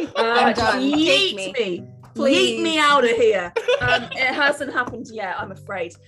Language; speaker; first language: English; native; English